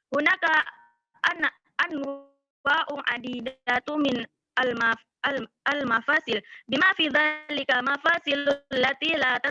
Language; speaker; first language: Arabic; non-native, learner; Indonesian